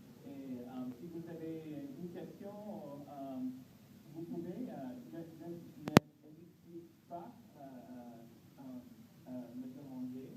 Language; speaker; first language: French; non-native, learner; English